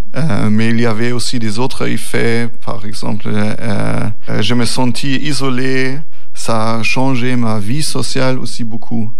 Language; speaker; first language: French; non-native, learner; German